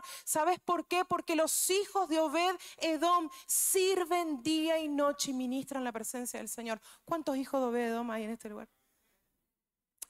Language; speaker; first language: Spanish; native; Spanish